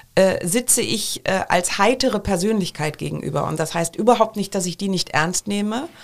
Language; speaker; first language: German; native; German